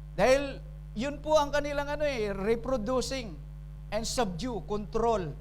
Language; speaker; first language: Filipino; non-native, local second language; Cebuano